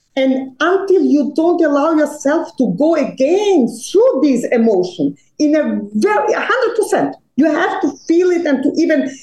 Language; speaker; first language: English; non-native, fluent; Serbian